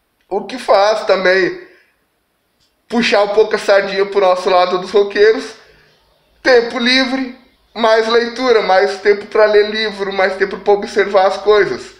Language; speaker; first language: Portuguese; native; Portuguese